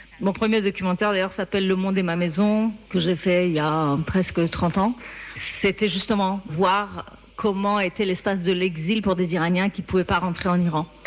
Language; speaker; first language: French; non-native, fluent; Persian